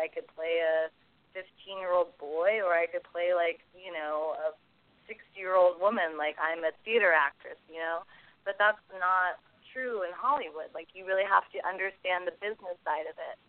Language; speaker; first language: English; native; English